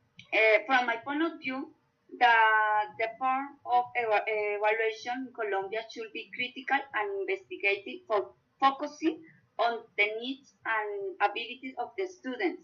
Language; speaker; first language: English; non-native, learner; Spanish